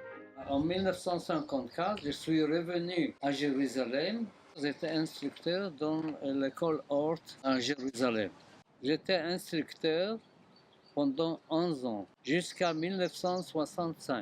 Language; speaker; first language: French; non-native, fluent; Hebrew